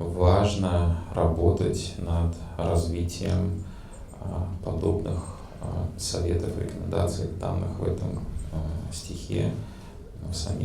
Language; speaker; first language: Russian; native; Russian